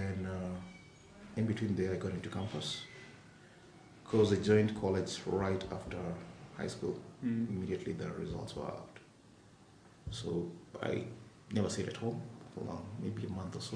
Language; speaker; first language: English; non-native, local second language; Luo (Kenya and Tanzania)